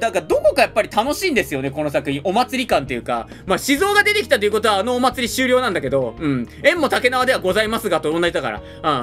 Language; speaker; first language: Japanese; native; Japanese